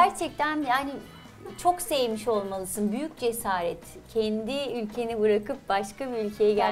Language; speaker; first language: Turkish; native; Turkish